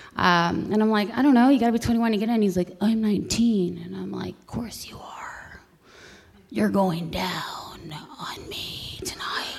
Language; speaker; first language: English; native; English